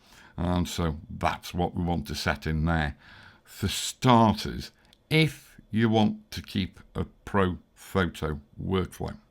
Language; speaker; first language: English; native; English